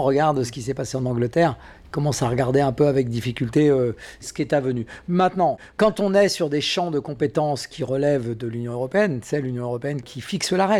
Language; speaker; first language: French; native; French